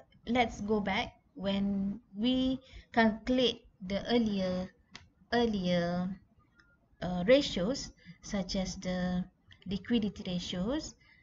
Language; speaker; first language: English; non-native, local second language; Malay